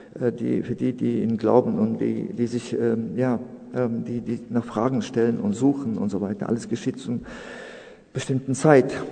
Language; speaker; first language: German; non-native, fluent; Serbian